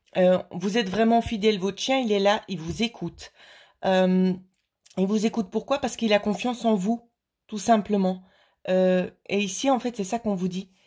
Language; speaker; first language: French; native; French